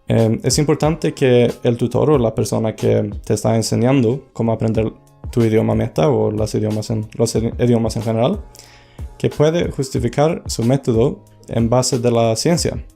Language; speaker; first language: Spanish; non-native, fluent; Swedish